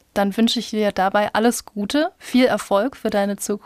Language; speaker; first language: German; native; German